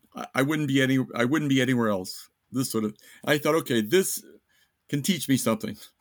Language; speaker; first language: English; native; English